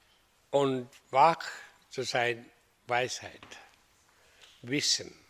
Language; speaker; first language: German; non-native, fluent; Hindi